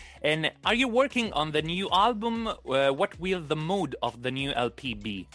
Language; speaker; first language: English; non-native, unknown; Italian